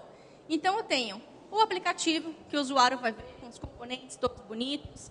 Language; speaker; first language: Portuguese; native; Portuguese